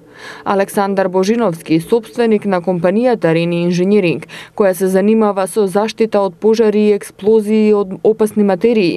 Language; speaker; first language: Macedonian; native; Macedonian